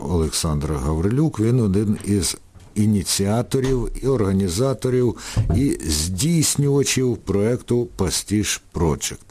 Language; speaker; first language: Ukrainian; native; Ukrainian